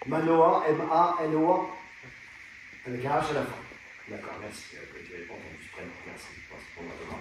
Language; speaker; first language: French; native; French